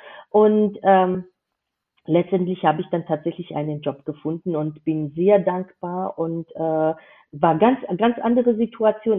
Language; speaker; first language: German; non-native, fluent; Georgian